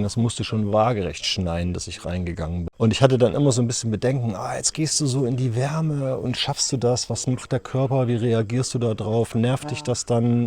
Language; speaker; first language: German; native; German